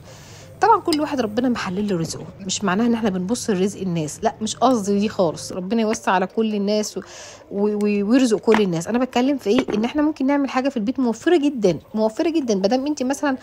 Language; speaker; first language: Arabic; native; Arabic